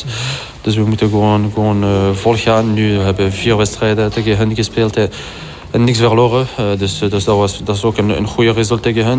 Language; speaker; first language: Dutch; non-native, fluent; French